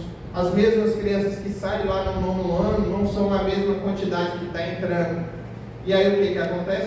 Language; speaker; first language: Portuguese; native; Portuguese